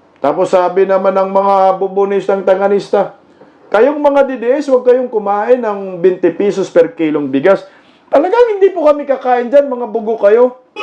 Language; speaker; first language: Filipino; non-native, local second language; Cebuano